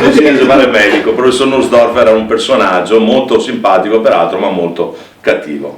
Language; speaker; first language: Italian; native; Italian